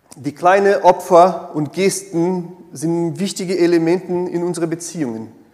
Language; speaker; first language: German; non-native, fluent; Portuguese